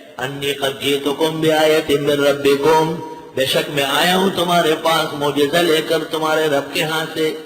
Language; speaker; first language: Urdu; non-native, local second language; Pashto